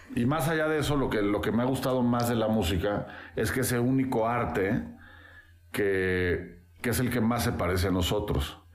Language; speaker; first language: Spanish; native; Spanish